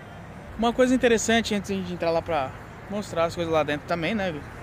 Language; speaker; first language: Portuguese; native; Portuguese